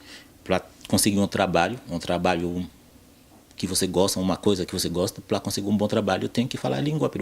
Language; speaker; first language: Portuguese; non-native, fluent; Haitian Creole